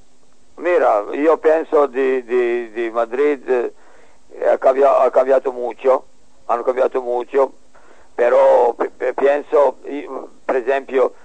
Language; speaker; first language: Spanish; non-native, learner; Serbian